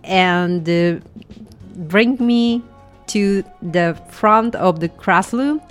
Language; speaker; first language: English; non-native, fluent; Japanese